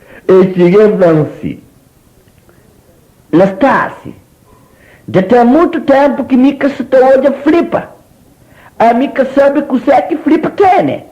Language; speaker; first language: Portuguese; non-native, local second language; Kabuverdianu